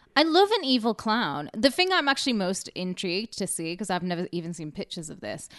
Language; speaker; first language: English; native; English